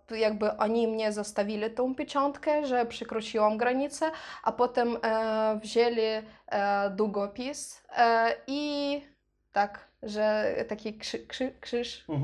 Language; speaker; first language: Polish; non-native, learner; Russian